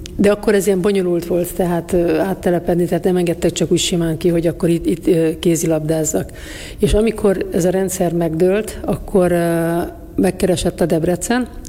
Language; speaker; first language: Hungarian; native; Hungarian